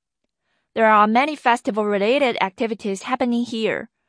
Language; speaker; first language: English; non-native, fluent; Chinese